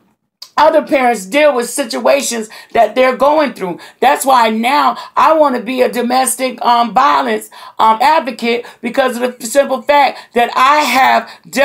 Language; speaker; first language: English; native; English